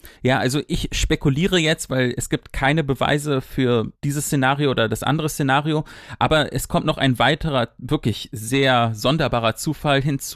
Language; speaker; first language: German; native; German